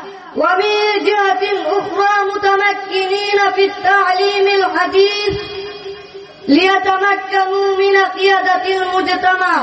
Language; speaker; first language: Arabic; non-native, learner; Bangla